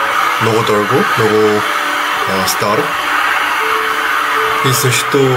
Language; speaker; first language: Bulgarian; non-native, learner; Korean